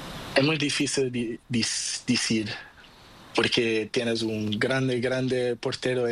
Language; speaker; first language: Spanish; non-native, learner; Portuguese